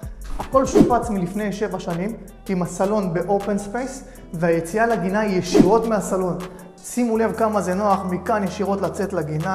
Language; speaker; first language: Hebrew; native; Hebrew